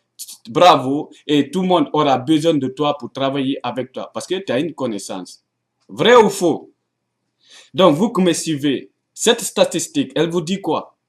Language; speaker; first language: French; non-native, local second language; Arabic